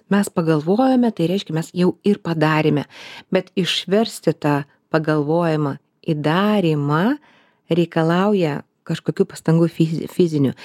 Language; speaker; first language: Lithuanian; non-native, local second language; Russian